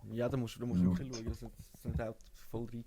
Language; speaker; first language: German; native; German